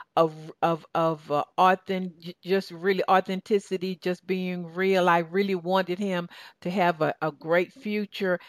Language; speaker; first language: English; native; English